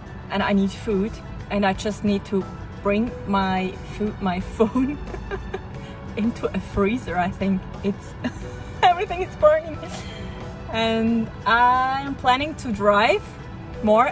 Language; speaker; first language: English; non-native, fluent; German